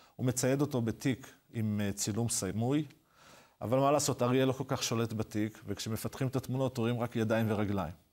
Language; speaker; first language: Hebrew; native; Hebrew